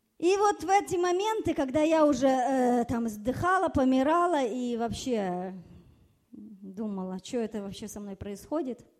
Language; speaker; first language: Russian; early bilingual, other home language; German